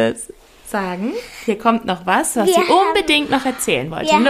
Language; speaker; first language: German; native; German